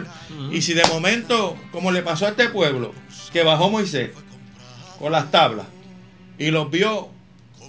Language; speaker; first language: Spanish; native; Spanish